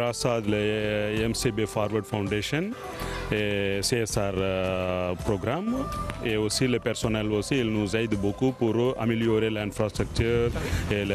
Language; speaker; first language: French; non-native, local second language; Morisyen